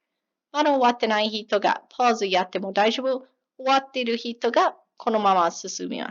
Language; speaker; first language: Japanese; non-native, learner; English